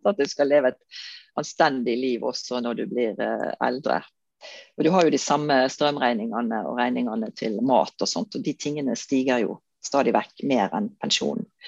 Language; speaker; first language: Norwegian; native; Norwegian